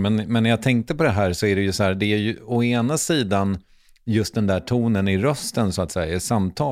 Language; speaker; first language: Swedish; native; Swedish